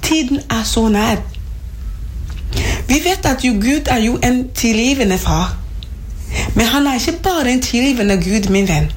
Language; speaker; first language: Norwegian; non-native, fluent; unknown